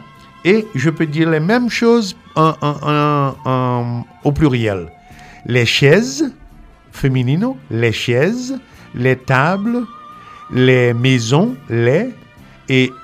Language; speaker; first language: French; non-native, fluent; Spanish